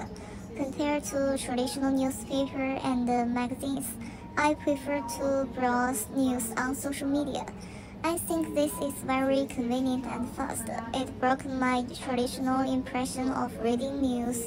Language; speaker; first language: English; non-native, learner; Chinese